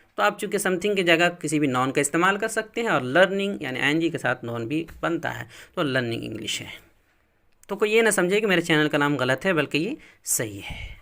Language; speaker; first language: Urdu; native; Urdu